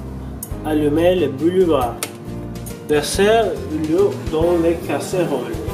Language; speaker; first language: French; non-native, learner; Latvian